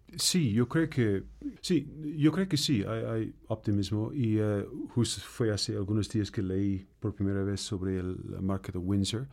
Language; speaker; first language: Spanish; non-native, fluent; English